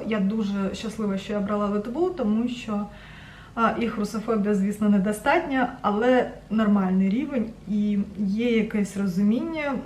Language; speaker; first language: Ukrainian; non-native, local second language; Russian